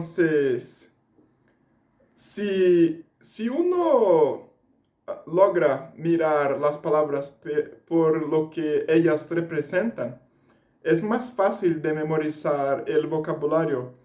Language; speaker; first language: Spanish; non-native, fluent; Portuguese